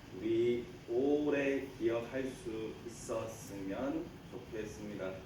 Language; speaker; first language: Korean; native; Korean